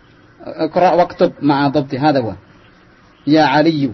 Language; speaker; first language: Arabic; non-native, fluent; Indonesian